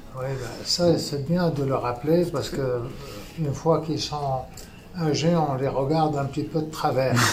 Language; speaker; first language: French; non-native, local second language; Arabic